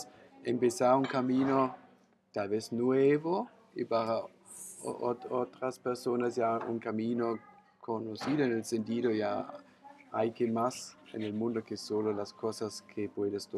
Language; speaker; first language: Spanish; non-native, fluent; German